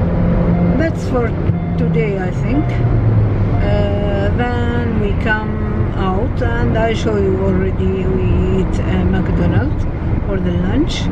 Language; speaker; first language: English; non-native, learner; Arabic